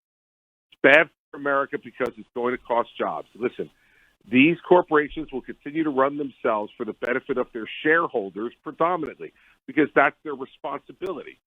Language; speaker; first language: English; native; English